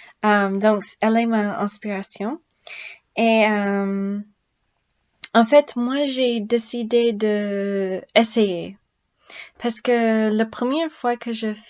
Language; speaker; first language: French; non-native, learner; English